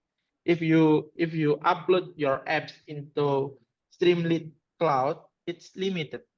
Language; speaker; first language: English; non-native, learner; Indonesian